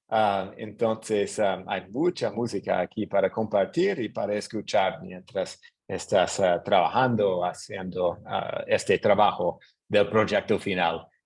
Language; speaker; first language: Spanish; non-native, fluent; English